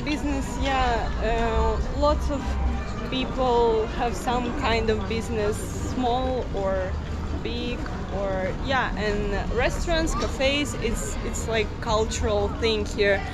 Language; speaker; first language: English; non-native, fluent; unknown